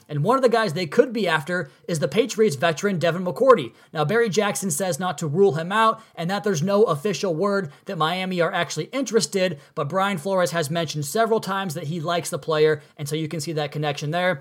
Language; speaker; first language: English; native; English